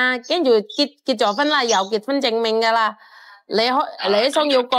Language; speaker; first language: Cantonese; non-native, fluent; Indonesian